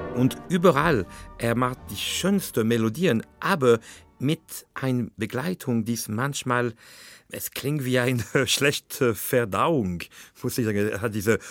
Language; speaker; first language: German; non-native, fluent; French